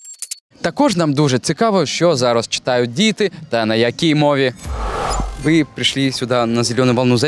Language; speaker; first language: Ukrainian; non-native, local second language; Russian